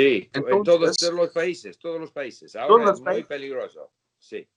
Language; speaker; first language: Spanish; non-native, fluent; English